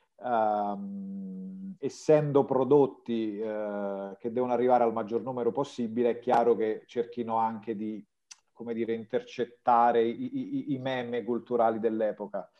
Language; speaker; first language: Italian; native; Italian